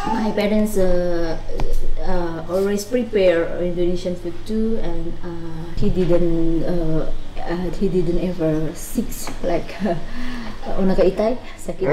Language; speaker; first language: English; non-native, learner; Indonesian